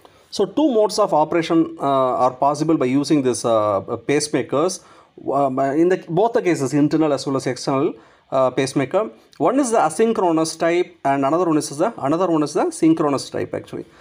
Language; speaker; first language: English; non-native, local second language; Malayalam